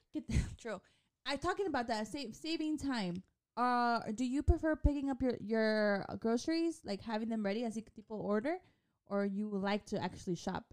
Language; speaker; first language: English; early bilingual, other home language; Spanish